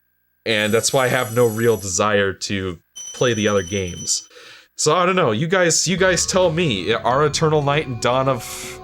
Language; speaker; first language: English; native; English